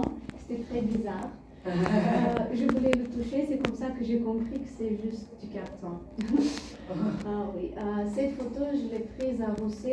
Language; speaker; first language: French; non-native, learner; Bulgarian